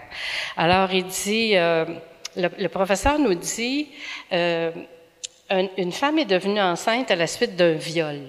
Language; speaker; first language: French; native; French